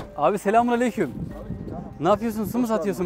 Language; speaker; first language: Turkish; native; Turkish